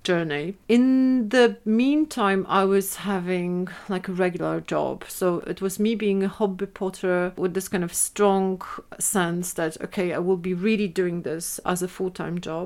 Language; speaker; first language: English; non-native, fluent; Polish